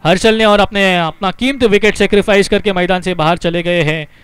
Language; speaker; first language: Hindi; non-native, local second language; Marathi